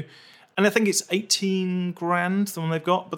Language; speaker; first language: English; native; English